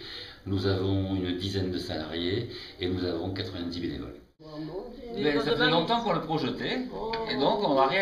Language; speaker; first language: French; native; French